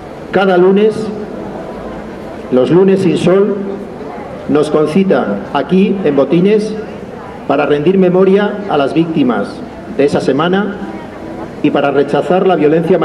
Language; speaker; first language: Spanish; native; Spanish